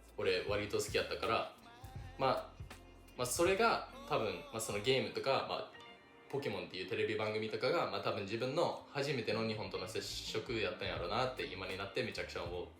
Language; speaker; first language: Japanese; non-native, fluent; English